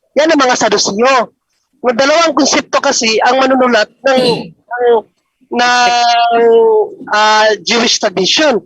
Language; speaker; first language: Filipino; non-native, local second language; Cebuano